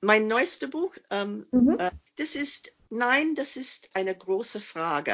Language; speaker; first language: German; non-native, fluent; English